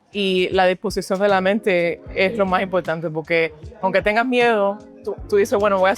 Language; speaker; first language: Spanish; early bilingual, heritage; Spanish